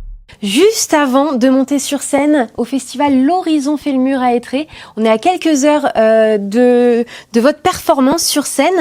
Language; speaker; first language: French; native; French